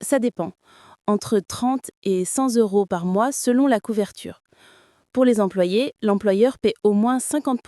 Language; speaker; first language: French; non-native, fluent; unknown